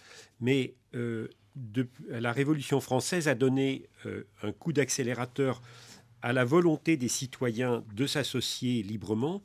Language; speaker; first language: French; native; French